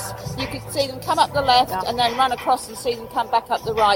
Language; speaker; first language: English; native; English